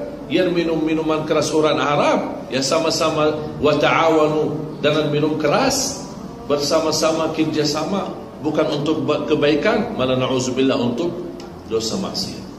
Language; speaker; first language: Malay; non-native, fluent; Arabic